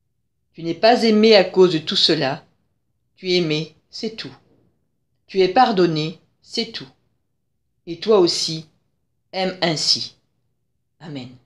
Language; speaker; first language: French; native; French